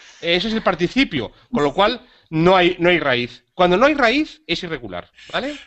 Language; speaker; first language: Spanish; native; Spanish